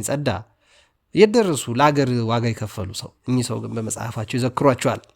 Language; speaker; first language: Amharic; native; Amharic